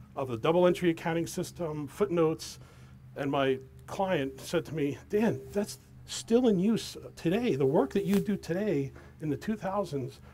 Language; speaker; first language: English; native; English